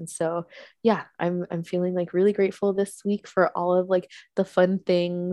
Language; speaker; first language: English; native; English